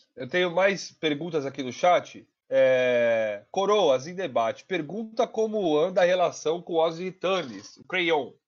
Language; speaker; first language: Portuguese; native; Portuguese